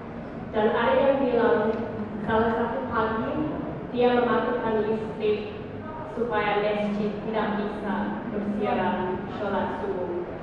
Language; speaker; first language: Indonesian; non-native, fluent; English